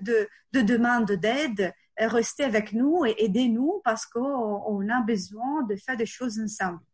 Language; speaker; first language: French; non-native, fluent; Italian